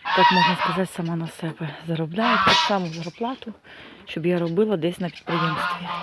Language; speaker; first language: Ukrainian; non-native, local second language; Russian